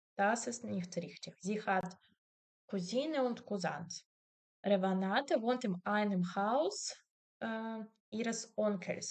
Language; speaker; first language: German; non-native, learner; Ukrainian